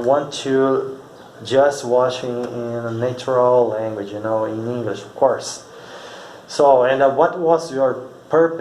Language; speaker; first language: English; non-native, fluent; Portuguese